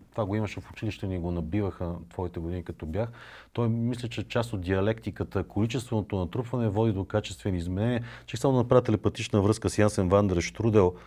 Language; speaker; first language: Bulgarian; native; Bulgarian